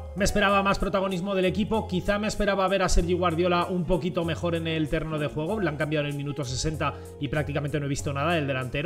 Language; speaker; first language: Spanish; native; Spanish